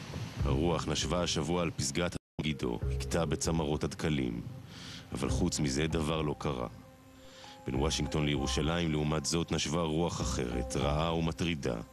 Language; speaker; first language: Hebrew; native; Hebrew